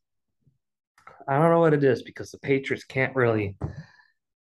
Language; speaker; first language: English; native; English